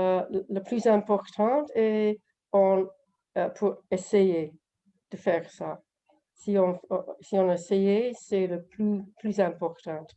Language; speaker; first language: French; non-native, learner; English